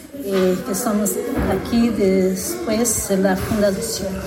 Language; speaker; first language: Spanish; non-native, learner; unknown